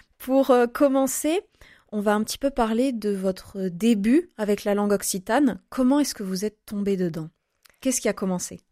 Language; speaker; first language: French; native; French